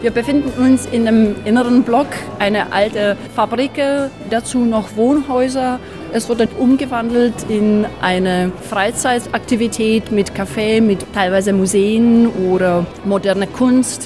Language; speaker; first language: German; non-native, fluent; Czech